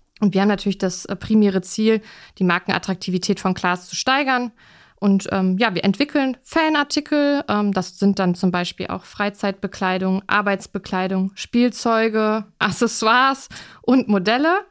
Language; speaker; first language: German; native; German